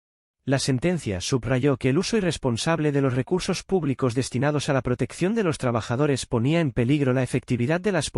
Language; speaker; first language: Spanish; native; Spanish